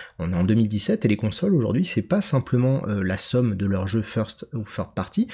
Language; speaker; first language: French; native; French